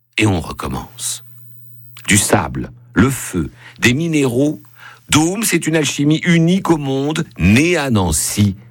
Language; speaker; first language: French; native; French